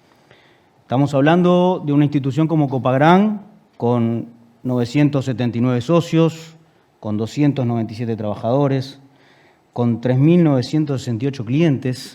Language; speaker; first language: Spanish; native; Spanish